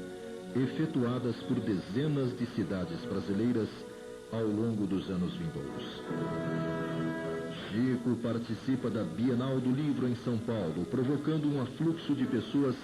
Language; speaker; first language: Portuguese; native; Portuguese